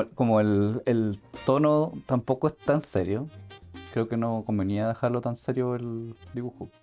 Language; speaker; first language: Spanish; native; Spanish